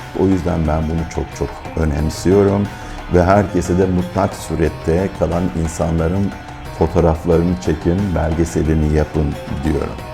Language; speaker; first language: Turkish; non-native, local second language; Arabic